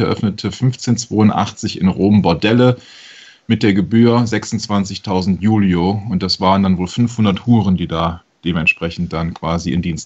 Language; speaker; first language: German; native; German